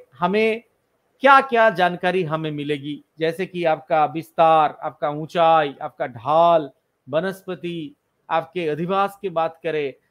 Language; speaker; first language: Hindi; non-native, local second language; Bangla